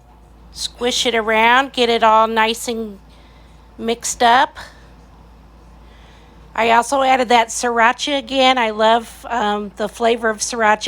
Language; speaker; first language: English; native; English